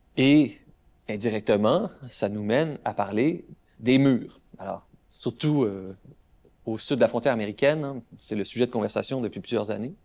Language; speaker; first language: French; native; French